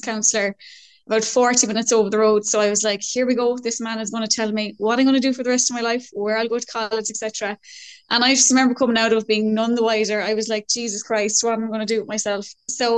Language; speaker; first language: English; native; English